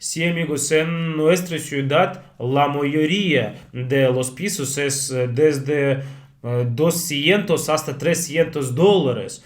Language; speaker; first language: Spanish; non-native, fluent; Russian